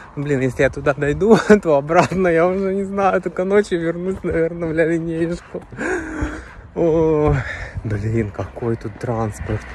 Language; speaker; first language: Russian; native; Russian